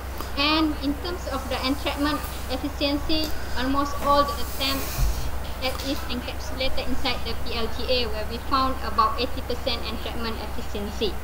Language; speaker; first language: English; non-native, local second language; Malay